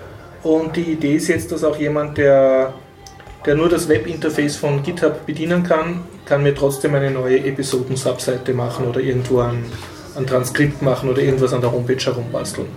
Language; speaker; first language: German; native; German